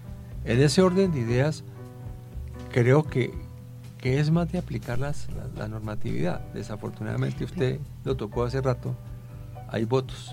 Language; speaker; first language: Spanish; native; Spanish